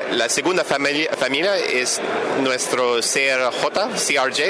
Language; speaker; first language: Spanish; non-native, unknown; French